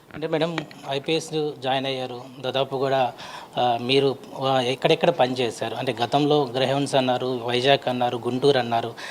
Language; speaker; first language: Telugu; native; Telugu